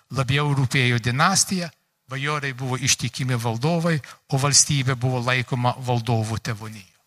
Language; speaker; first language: Lithuanian; early bilingual, heritage; Lithuanian